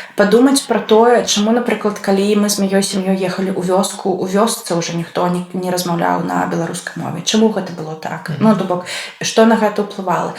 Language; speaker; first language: Belarusian; non-native, local second language; Russian